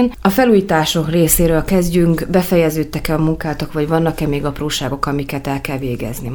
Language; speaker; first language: Hungarian; native; Hungarian